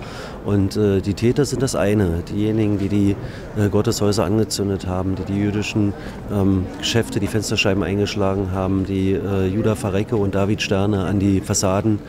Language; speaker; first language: German; native; German